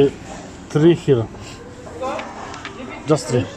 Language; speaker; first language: English; non-native, learner; Polish